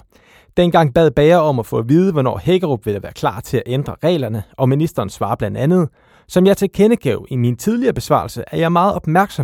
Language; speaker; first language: Danish; native; Danish